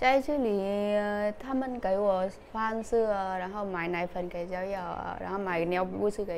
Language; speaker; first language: Chinese; non-native, learner; Vietnamese